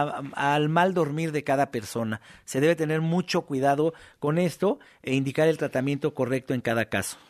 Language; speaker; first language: Spanish; native; Spanish